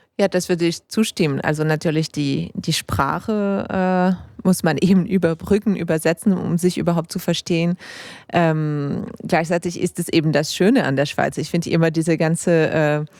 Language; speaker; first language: German; non-native, local second language; French